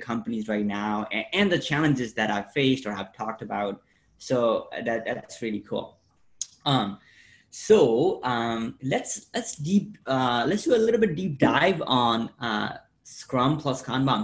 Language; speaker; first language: English; non-native, local second language; Nepali